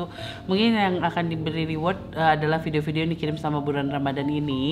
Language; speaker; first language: Indonesian; native; Indonesian